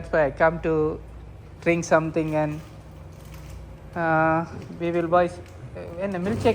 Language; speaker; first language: English; non-native, local second language; Tamil